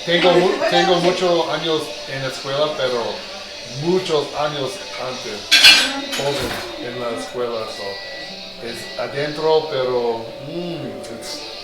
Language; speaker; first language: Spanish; non-native, learner; English